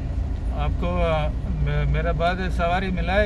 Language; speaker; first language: Hindi; non-native, local second language; Malayalam